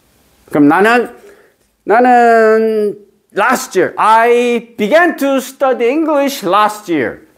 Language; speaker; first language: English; non-native, fluent; Korean